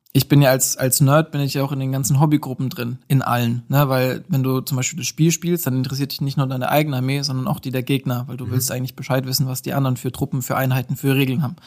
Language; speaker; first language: German; native; German